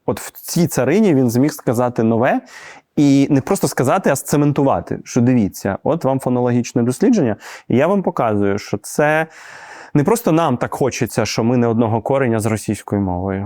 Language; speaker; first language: Ukrainian; native; Ukrainian